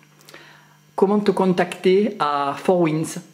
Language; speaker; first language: French; native; French